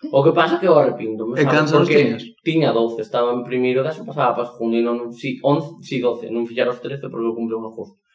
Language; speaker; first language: Galician; non-native, local second language; Spanish